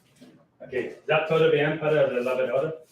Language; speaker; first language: Spanish; non-native, learner; English